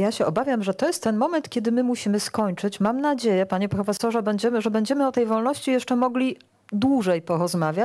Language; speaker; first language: Polish; native; Polish